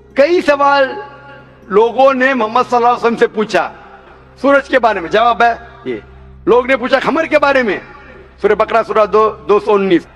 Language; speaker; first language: Hindi; non-native, local second language; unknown